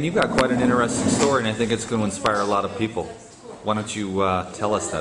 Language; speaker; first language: English; native; English